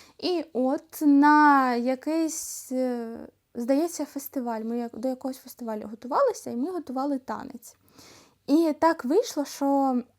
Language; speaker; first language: Ukrainian; non-native, local second language; Russian